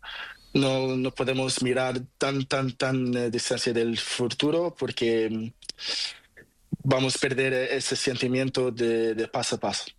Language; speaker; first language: Spanish; non-native, learner; Portuguese